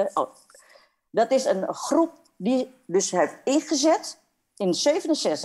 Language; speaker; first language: Dutch; non-native, fluent; Indonesian